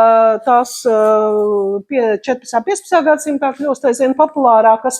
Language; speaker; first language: Latvian; native; Latvian